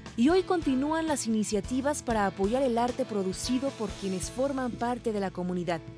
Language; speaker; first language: Spanish; native; Spanish